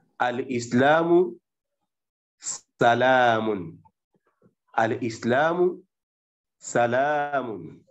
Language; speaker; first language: Arabic; non-native, fluent; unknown